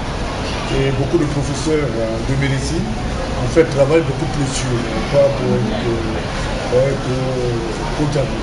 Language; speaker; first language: French; non-native, local second language; Wolof